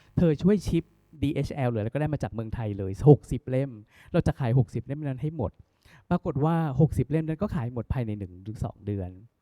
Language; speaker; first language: Thai; native; Thai